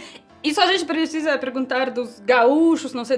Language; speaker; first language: Portuguese; non-native, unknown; Russian